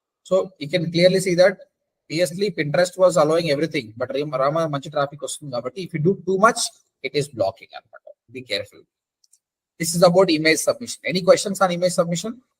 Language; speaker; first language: English; non-native, local second language; Telugu